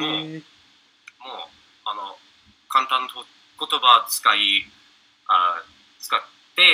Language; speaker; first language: Japanese; non-native, learner; English